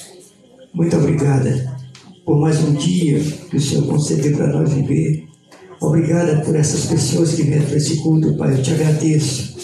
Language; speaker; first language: Portuguese; native; Portuguese